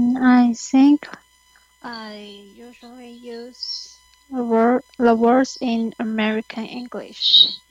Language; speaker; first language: English; non-native, learner; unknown